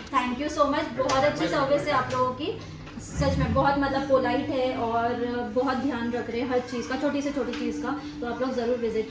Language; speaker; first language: Hindi; native; Hindi